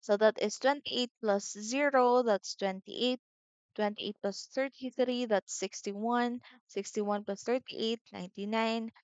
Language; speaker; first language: English; non-native, local second language; Cebuano